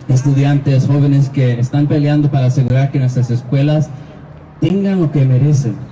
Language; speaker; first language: Spanish; early bilingual, heritage; Spanish